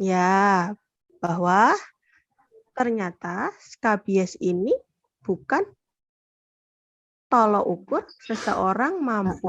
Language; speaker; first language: Indonesian; native; Indonesian